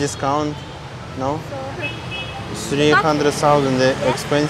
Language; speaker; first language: English; non-native, learner; Russian